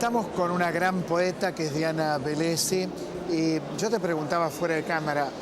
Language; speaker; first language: Spanish; native; Spanish